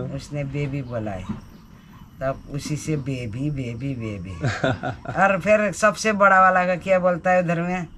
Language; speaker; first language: Hindi; non-native, local second language; Nepali